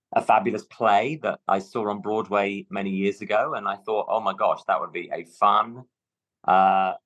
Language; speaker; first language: English; native; English